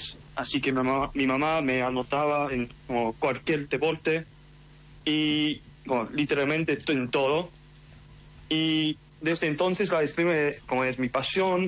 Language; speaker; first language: Spanish; early bilingual, heritage; English